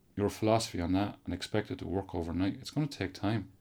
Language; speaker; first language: English; native; English